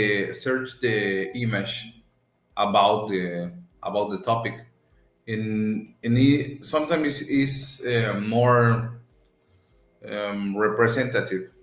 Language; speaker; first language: English; non-native, learner; Spanish